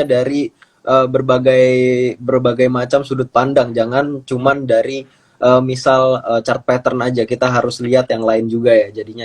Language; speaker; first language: Indonesian; native; Indonesian